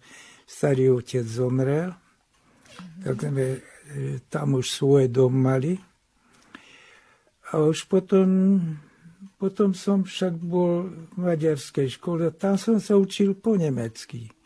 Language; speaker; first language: Slovak; non-native, local second language; Hungarian